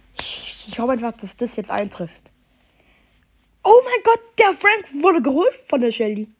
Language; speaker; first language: German; native; German